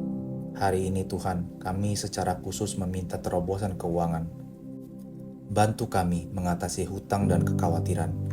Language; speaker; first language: Indonesian; native; Indonesian